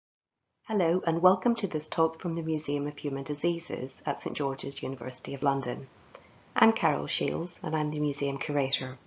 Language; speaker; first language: English; native; English